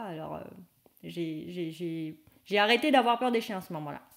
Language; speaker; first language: French; non-native, fluent; Vietnamese